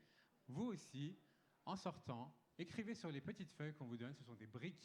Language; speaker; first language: French; native; French